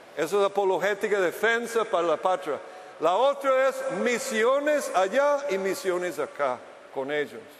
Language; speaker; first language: Spanish; non-native, fluent; English